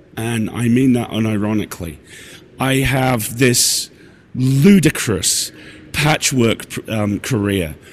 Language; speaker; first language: English; native; English